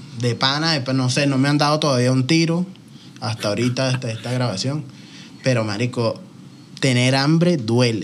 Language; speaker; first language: Spanish; native; Spanish